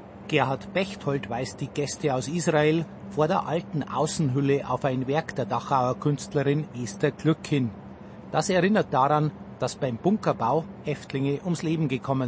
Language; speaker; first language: German; native; German